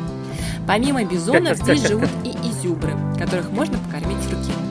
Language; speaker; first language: Russian; native; Russian